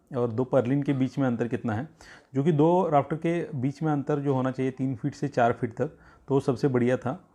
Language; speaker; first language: Hindi; non-native, local second language; Marathi